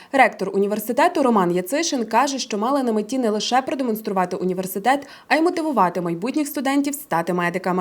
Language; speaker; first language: Ukrainian; native; Ukrainian